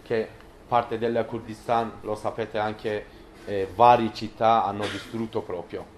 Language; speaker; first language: Italian; non-native, learner; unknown